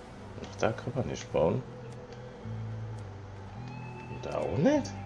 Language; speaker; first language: German; native; German